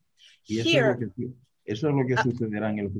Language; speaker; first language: Spanish; native; Spanish